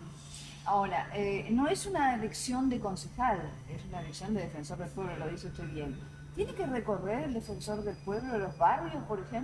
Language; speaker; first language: Spanish; native; Spanish